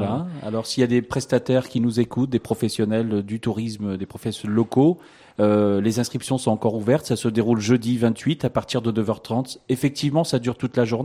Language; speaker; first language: French; native; French